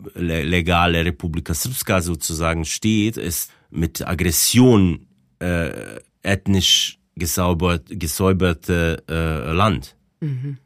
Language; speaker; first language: German; non-native, fluent; Bosnian